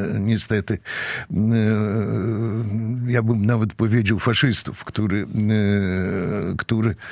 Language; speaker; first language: Polish; non-native, fluent; Russian